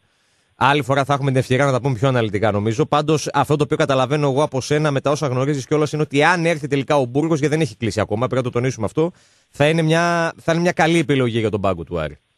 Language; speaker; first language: Greek; native; Greek